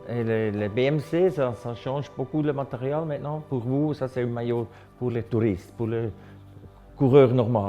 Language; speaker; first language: French; non-native, local second language; German